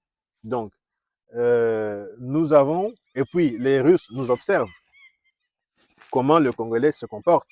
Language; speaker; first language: French; non-native, local second language; Kongo